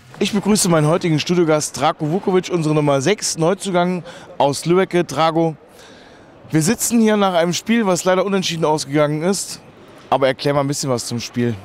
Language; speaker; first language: German; native; German